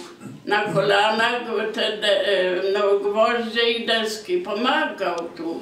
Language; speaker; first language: Polish; non-native, local second language; Kashubian